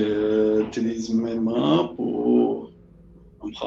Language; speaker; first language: French; non-native, fluent; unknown